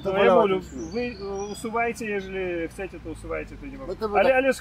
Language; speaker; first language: Polish; non-native, learner; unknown